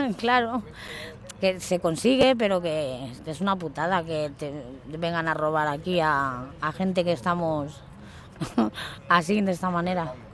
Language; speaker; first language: Spanish; native; Spanish